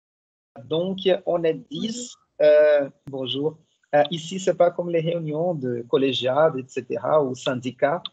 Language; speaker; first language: French; non-native, fluent; Portuguese